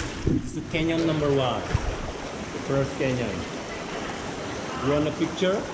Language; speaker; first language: English; non-native, learner; Indonesian